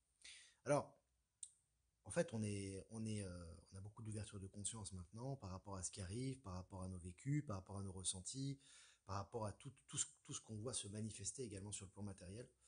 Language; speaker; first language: French; native; French